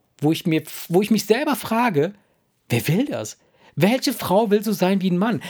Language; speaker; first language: German; early bilingual, other home language; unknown